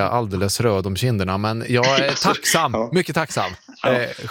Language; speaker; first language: Swedish; native; Swedish